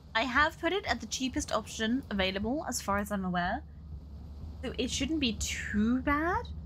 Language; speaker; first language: English; native; English